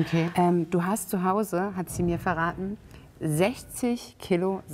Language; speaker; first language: German; native; German